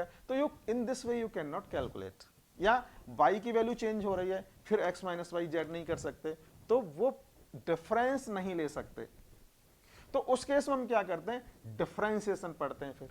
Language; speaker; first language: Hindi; native; Hindi